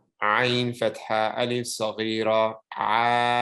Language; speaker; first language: Arabic; non-native, learner; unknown